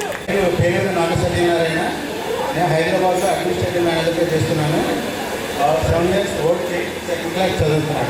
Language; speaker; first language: Telugu; native; Telugu